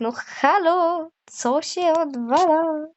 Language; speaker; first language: Polish; native; Polish